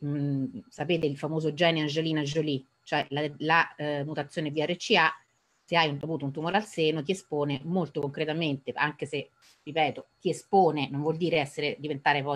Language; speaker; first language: Italian; native; Italian